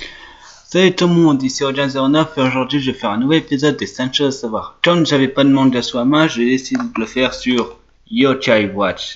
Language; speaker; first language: French; native; French